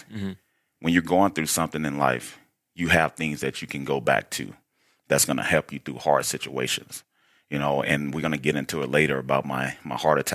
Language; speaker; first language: English; native; English